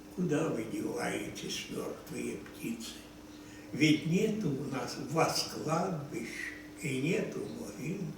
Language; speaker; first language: Russian; non-native, local second language; Ukrainian